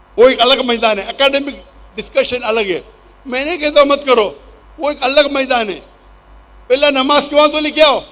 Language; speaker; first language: Urdu; non-native, local second language; Konkani